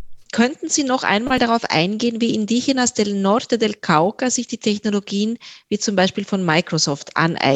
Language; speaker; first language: German; native; German